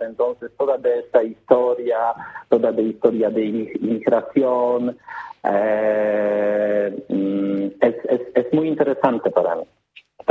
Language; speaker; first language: Spanish; non-native, learner; Polish